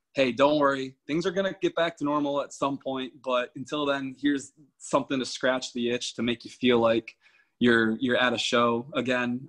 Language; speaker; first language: English; native; English